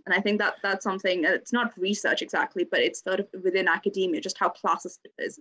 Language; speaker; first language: English; non-native, local second language; Bangla